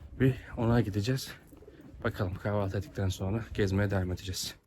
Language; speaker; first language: Turkish; native; Turkish